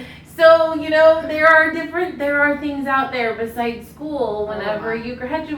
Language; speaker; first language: English; native; English